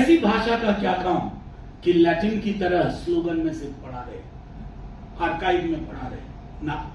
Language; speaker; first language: Hindi; non-native, local second language; Maithili